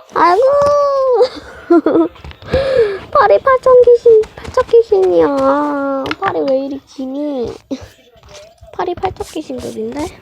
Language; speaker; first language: Korean; native; Korean